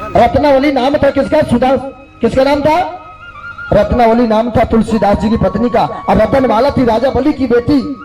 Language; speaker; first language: Hindi; native; Hindi